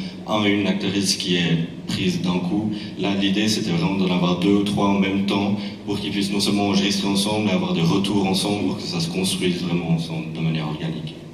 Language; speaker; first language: French; native; French